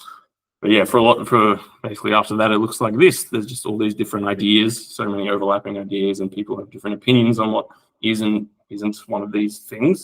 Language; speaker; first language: English; native; English